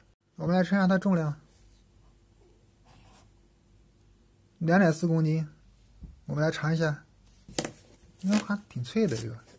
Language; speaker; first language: Chinese; native; Chinese